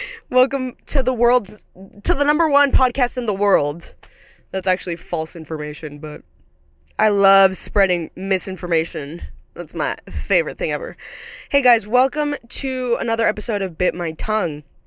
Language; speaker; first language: English; early bilingual, other home language; Spanish